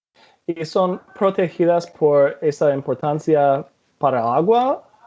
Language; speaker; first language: Spanish; non-native, fluent; English